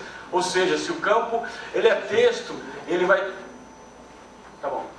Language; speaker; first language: Portuguese; native; Portuguese